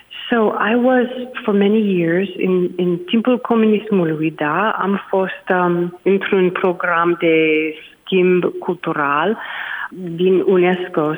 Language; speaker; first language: Romanian; non-native, learner; English